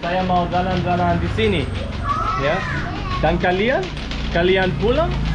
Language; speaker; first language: Indonesian; non-native, learner; German